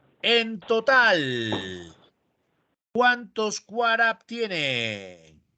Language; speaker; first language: Spanish; native; Spanish